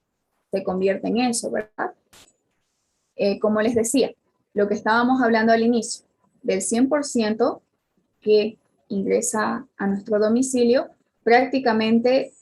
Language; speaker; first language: Spanish; native; Spanish